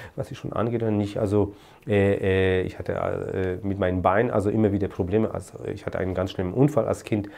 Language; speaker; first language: German; non-native, fluent; Polish